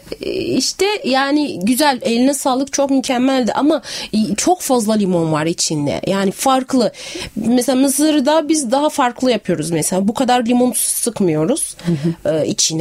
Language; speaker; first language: Turkish; non-native, fluent; Arabic